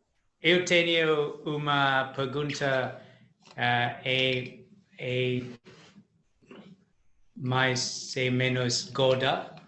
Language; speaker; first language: Portuguese; non-native, learner; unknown